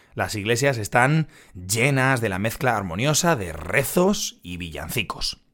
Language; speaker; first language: Spanish; native; Spanish